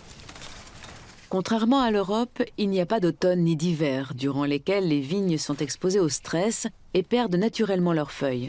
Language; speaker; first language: French; native; French